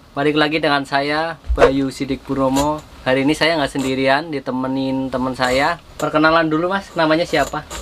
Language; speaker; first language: Indonesian; native; Indonesian